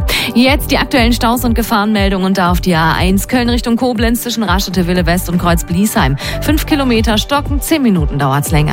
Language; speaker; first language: German; native; German